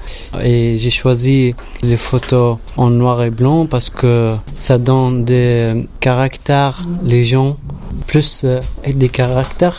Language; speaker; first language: French; non-native, learner; Arabic